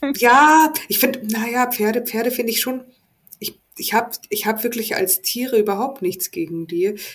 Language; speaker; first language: German; native; German